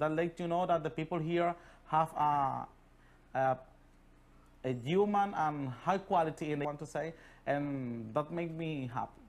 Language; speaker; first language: English; non-native, learner; Spanish